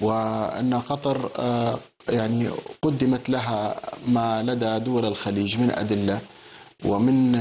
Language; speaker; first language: Arabic; native; Arabic